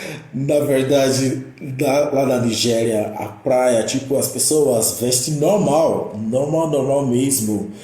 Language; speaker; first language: Portuguese; non-native, fluent; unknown